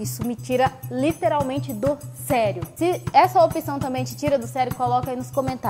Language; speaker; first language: Portuguese; native; Portuguese